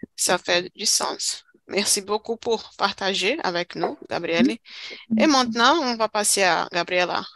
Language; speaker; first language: French; non-native, fluent; Portuguese